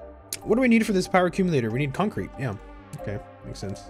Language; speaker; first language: English; native; English